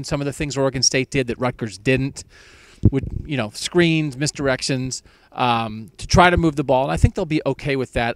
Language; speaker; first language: English; native; English